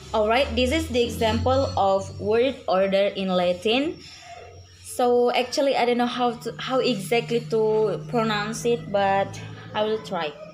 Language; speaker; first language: English; non-native, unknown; Indonesian